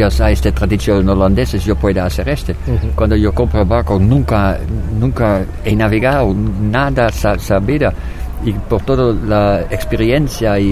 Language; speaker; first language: Spanish; non-native, fluent; Dutch